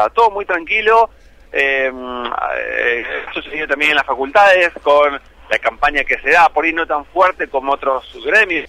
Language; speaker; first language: Spanish; native; Spanish